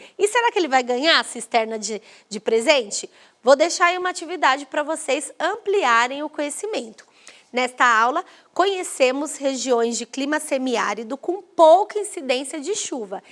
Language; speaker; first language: Portuguese; native; Portuguese